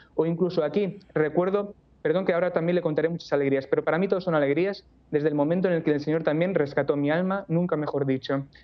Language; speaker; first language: Spanish; native; Spanish